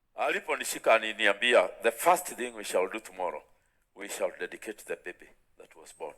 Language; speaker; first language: English; non-native, local second language; Swahili